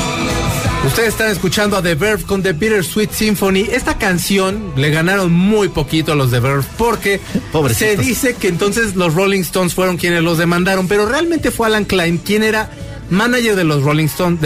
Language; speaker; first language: Spanish; native; Spanish